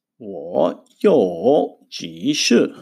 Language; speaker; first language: Chinese; non-native, fluent; Hebrew